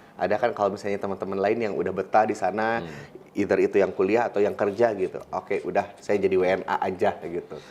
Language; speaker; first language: Indonesian; native; Indonesian